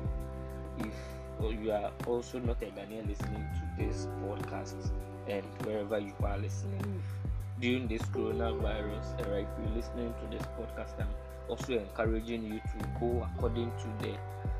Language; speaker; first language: English; non-native, local second language; Akan